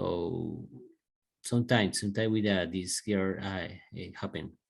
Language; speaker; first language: English; non-native, learner; Spanish